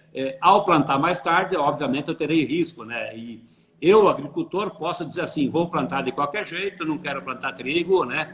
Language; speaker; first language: Portuguese; native; Portuguese